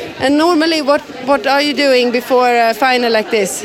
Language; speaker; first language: English; non-native, fluent; Swedish